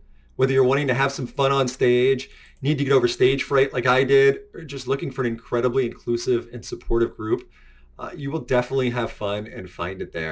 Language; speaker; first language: English; native; English